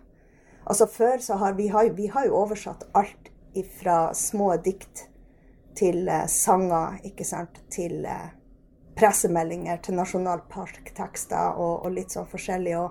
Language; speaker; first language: Norwegian; native; Norwegian